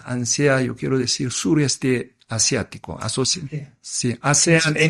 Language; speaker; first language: Spanish; non-native, fluent; Korean